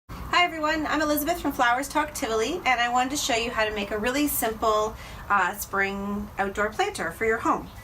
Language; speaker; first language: English; native; English